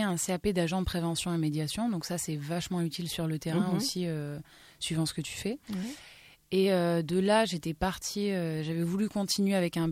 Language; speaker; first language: French; native; French